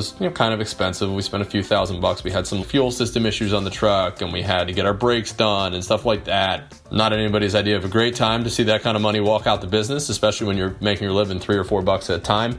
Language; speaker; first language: English; native; English